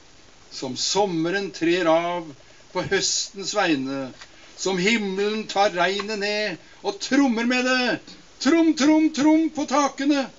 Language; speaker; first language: Norwegian; native; Norwegian